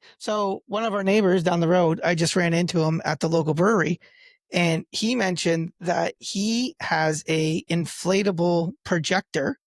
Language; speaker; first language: English; native; English